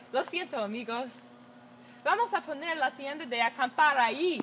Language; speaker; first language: Spanish; non-native, learner; English